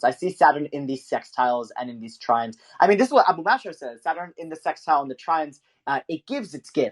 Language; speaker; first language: English; native; English